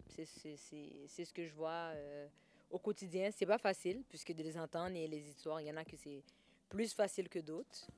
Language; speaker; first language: French; native; French